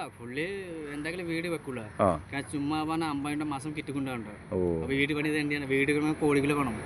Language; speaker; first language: Malayalam; non-native, local second language; Bangla